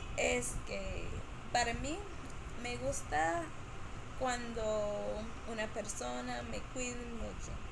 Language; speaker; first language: Spanish; non-native, learner; English